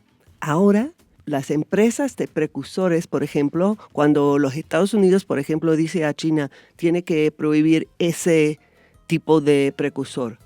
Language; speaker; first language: Spanish; non-native, fluent; English